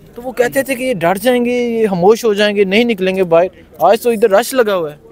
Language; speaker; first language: Urdu; non-native, local second language; Punjabi